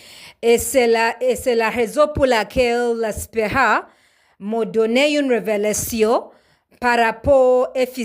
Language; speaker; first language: French; non-native, learner; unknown